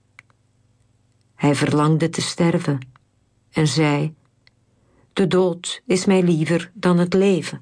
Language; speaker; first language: Dutch; native; Dutch